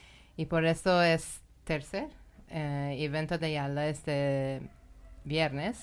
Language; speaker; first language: Spanish; non-native, learner; Persian